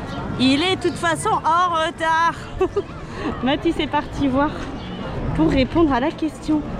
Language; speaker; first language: French; native; French